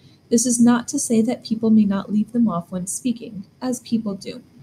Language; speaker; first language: English; native; English